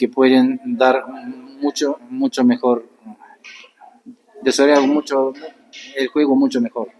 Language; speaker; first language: Spanish; non-native, fluent; Bulgarian